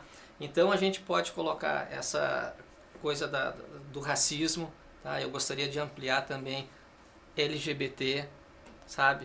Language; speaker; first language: Portuguese; native; Portuguese